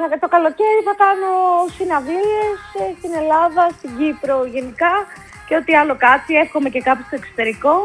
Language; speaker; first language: Greek; early bilingual, heritage; Greek